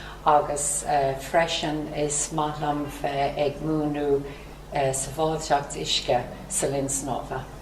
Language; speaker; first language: Irish; non-native, local second language; English